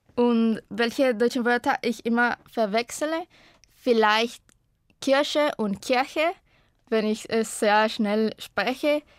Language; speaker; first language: German; non-native, fluent; Spanish